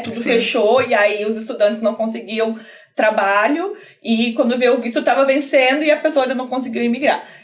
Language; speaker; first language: Portuguese; native; Portuguese